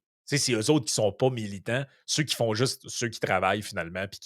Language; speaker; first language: French; native; French